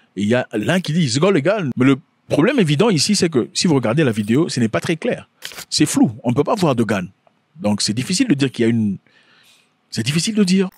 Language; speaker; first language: French; non-native, local second language; Lingala